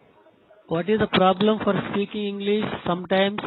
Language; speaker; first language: English; non-native, local second language; Telugu